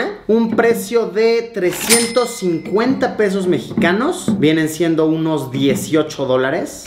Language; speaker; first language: Spanish; native; Spanish